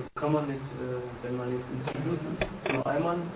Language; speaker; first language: German; non-native, learner; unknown